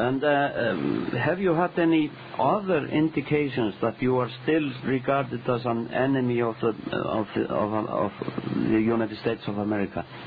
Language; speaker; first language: English; non-native, fluent; Icelandic